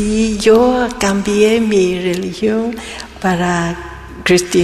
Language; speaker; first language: Spanish; non-native, learner; Vietnamese